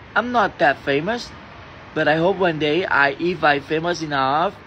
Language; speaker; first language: English; non-native, learner; Thai